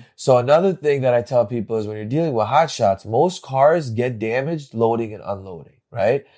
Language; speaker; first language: English; native; English